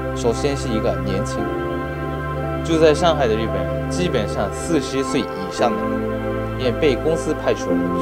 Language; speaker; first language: Chinese; non-native, fluent; Japanese